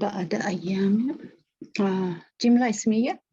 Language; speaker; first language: Arabic; non-native, learner; English